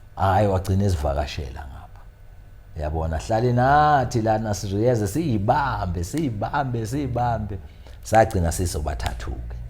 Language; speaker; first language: Zulu; native; Zulu